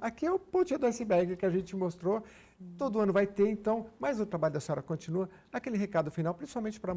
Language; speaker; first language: Portuguese; native; Portuguese